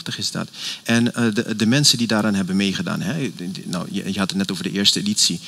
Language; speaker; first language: Dutch; native; Dutch